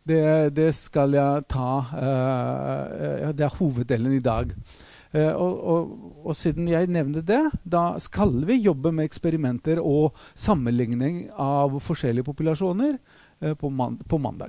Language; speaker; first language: Norwegian; non-native, fluent; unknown